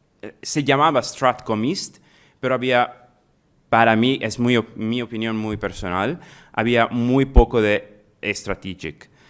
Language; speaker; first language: Spanish; non-native, fluent; Italian